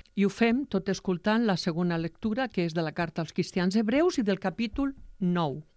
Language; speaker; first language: Catalan; native; Catalan